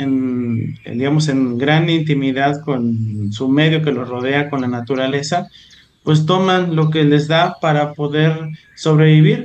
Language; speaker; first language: Spanish; native; Spanish